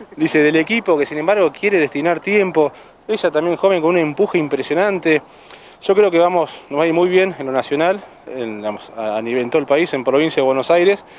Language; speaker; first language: Spanish; native; Spanish